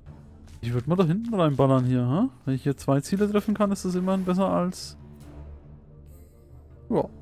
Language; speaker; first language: German; native; German